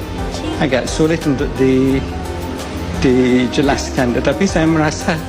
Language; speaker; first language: Indonesian; non-native, fluent; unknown